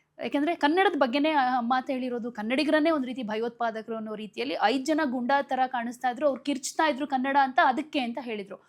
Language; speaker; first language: Kannada; native; Kannada